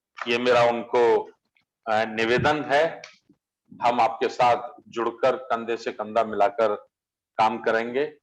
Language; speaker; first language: Hindi; native; Hindi